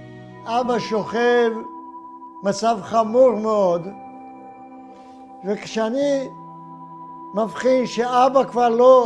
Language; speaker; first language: Hebrew; non-native, fluent; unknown